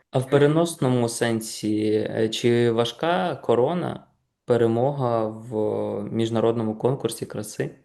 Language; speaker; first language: Ukrainian; native; Ukrainian